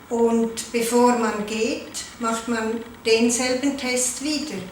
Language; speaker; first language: German; non-native, local second language; Italian